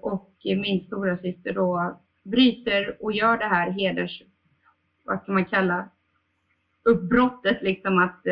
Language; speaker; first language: Swedish; early bilingual, other home language; Bosnian